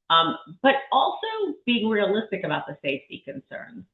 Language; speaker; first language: English; native; English